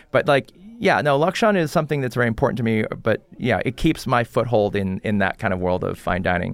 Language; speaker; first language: English; early bilingual, other home language; Korean